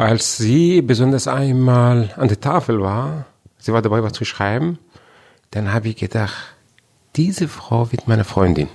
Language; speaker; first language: German; non-native, fluent; Persian